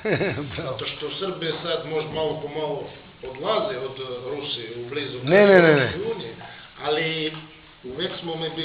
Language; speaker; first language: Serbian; non-native, learner; Russian